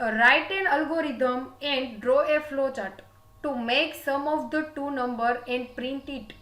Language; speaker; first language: English; non-native, local second language; Gujarati